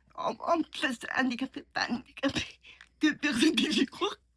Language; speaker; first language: French; non-native, learner; Mongolian